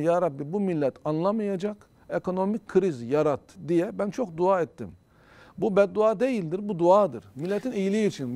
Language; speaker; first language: Turkish; native; Turkish